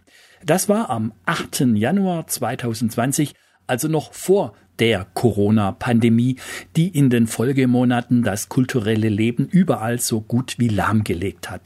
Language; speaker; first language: German; native; German